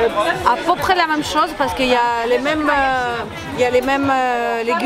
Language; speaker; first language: French; non-native, fluent; Ukrainian